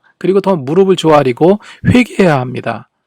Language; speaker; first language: Korean; native; Korean